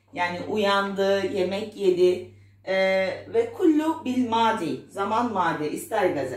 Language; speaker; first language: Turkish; non-native, fluent; Arabic